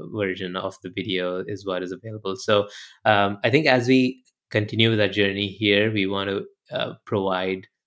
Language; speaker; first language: English; non-native, local second language; Hindi